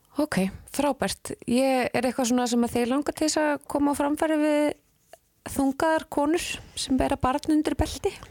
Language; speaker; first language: Icelandic; native; Icelandic